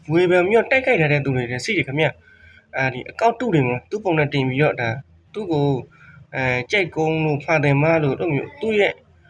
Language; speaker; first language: Burmese; native; Burmese